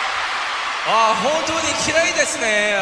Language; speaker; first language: Japanese; non-native, learner; Korean